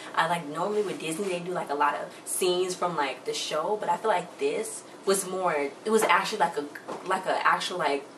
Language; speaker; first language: English; native; English